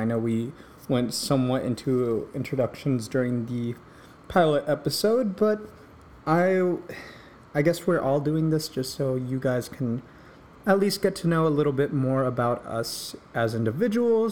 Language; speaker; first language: English; native; English